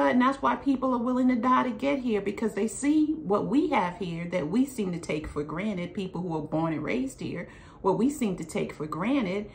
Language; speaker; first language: English; native; English